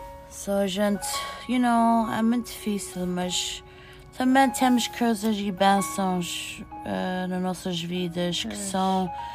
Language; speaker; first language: Portuguese; early bilingual, heritage; Portuguese